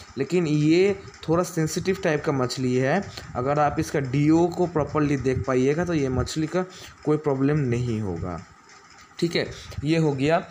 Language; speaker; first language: Hindi; non-native, local second language; Bangla